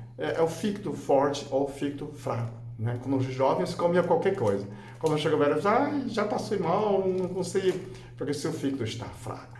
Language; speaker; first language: Portuguese; non-native, fluent; Chinese